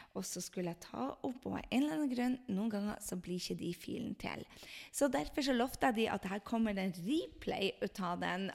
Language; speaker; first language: Norwegian; native; Norwegian